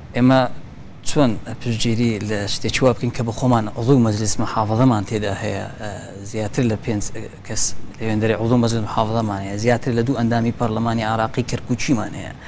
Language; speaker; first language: Central Kurdish; non-native, local second language; Azerbaijani